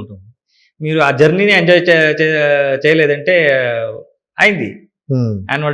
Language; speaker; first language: Telugu; non-native, learner; Kannada